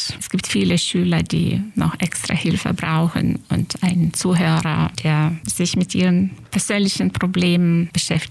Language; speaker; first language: German; non-native, fluent; Lithuanian